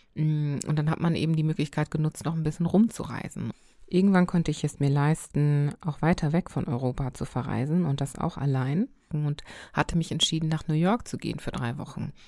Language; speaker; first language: German; early bilingual, other home language; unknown